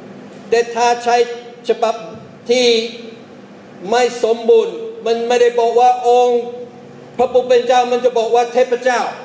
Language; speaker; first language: Thai; non-native, fluent; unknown